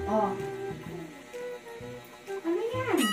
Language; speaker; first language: Filipino; non-native, local second language; Pampanga